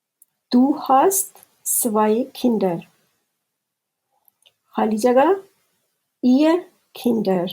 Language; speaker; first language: German; non-native, fluent; Urdu